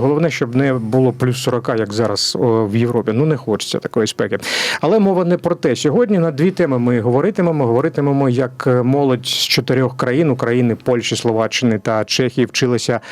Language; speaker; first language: Ukrainian; native; Ukrainian